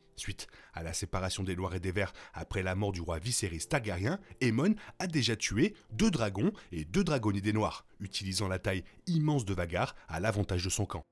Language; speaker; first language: French; native; French